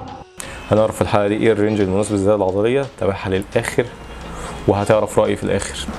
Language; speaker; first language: Arabic; native; Arabic